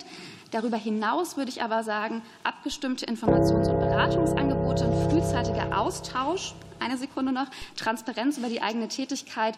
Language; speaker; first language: German; native; German